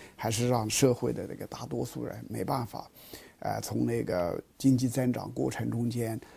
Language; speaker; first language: Chinese; native; Chinese